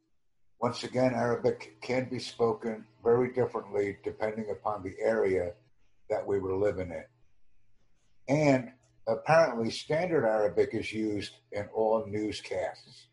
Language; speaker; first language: English; non-native, fluent; Romanian